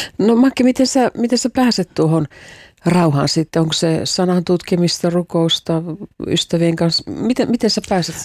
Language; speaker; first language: Finnish; native; Finnish